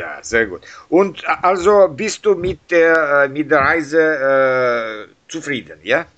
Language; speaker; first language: German; non-native, learner; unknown